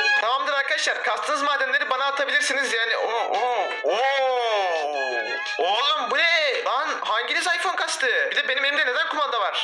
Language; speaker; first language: Turkish; native; Turkish